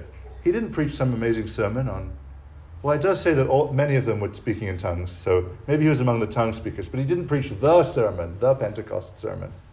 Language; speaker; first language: English; native; English